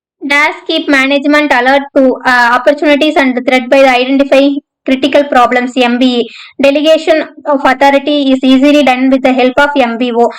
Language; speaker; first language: English; non-native, local second language; Tamil